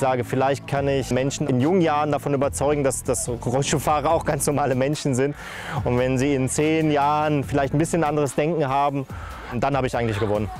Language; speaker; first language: German; native; German